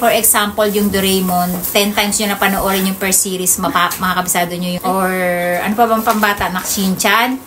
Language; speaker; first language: Filipino; native; Filipino